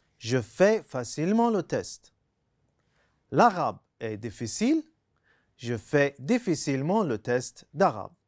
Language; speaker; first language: French; non-native, fluent; Arabic